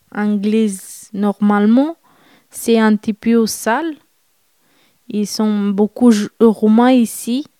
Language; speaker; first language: French; non-native, fluent; Romanian